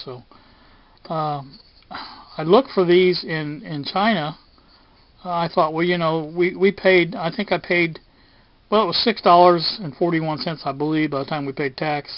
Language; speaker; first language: English; native; English